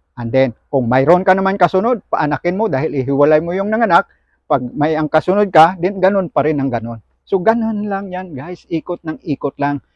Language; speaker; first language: Filipino; non-native, local second language; Hiligaynon